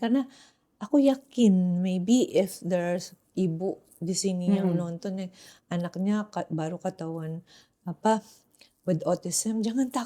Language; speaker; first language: Indonesian; non-native, fluent; Filipino